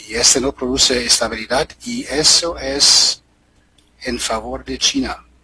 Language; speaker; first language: Spanish; non-native, fluent; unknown